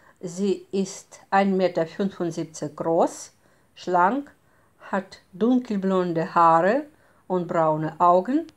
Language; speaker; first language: German; non-native, fluent; Russian